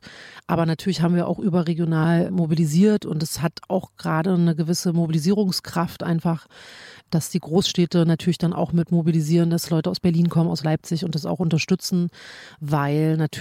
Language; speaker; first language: German; native; German